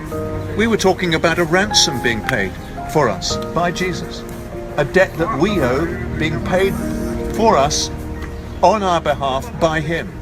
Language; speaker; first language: English; native; English